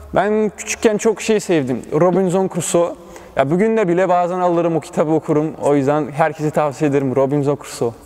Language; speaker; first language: Turkish; early bilingual, other home language; Bosnian